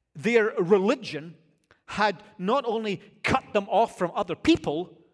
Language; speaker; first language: English; native; English